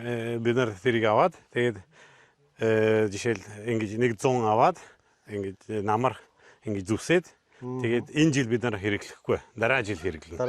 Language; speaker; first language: Mongolian; non-native, fluent; Hungarian